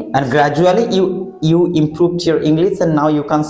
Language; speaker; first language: English; non-native, fluent; Hindi